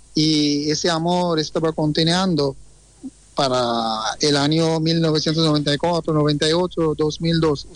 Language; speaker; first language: Spanish; non-native, fluent; Bangla